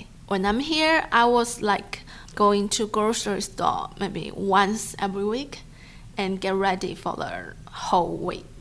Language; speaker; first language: English; non-native, learner; Chinese